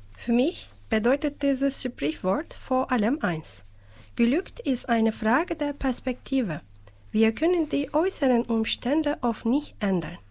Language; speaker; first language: German; non-native, fluent; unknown